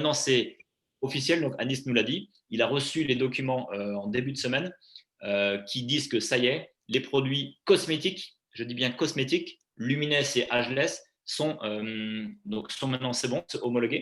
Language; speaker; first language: French; native; French